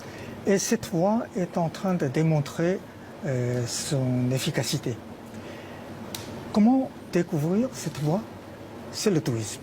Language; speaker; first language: French; non-native, fluent; Chinese